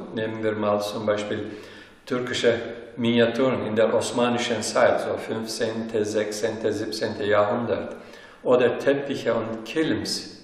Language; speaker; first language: German; non-native, fluent; Turkish